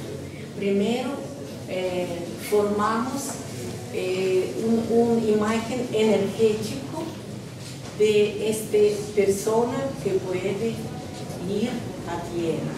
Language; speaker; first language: Spanish; non-native, learner; Russian